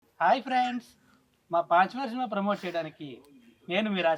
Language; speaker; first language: Telugu; native; Telugu